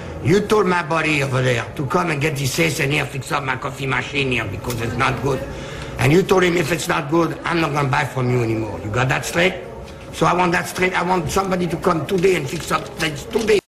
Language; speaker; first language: English; non-native, fluent; French